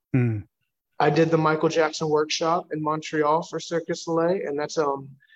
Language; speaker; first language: English; native; English